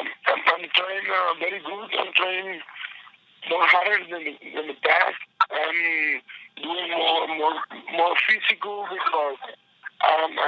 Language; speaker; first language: English; non-native, learner; Spanish